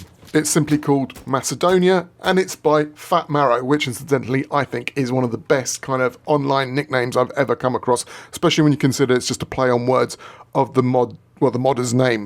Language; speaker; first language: English; native; English